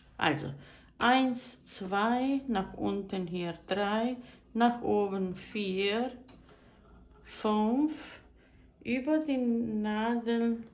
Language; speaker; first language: German; non-native, fluent; Croatian